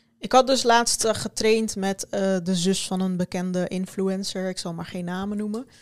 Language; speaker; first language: Dutch; early bilingual, other home language; Turkish